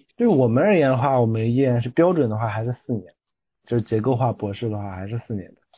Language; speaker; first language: Chinese; native; Chinese